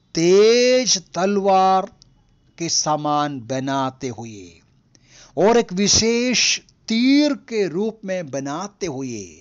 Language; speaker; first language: Hindi; non-native, local second language; Malayalam